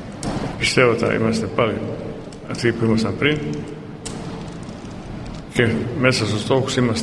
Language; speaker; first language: Greek; non-native, fluent; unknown